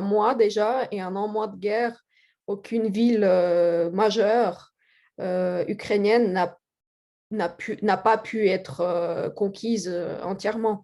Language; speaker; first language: French; non-native, fluent; Russian